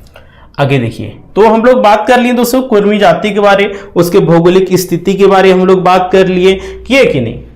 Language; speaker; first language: Hindi; native; Hindi